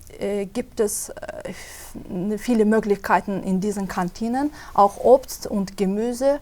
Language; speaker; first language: German; non-native, fluent; Azerbaijani